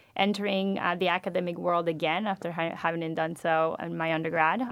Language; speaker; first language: English; non-native, fluent; Spanish